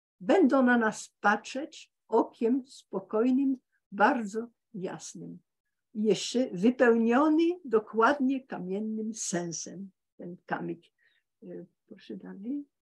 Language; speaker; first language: Polish; early bilingual, heritage; Polish